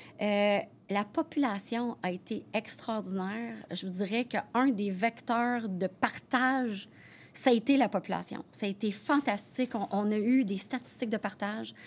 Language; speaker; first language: French; native; French